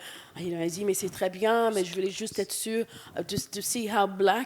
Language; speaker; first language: French; non-native, fluent; English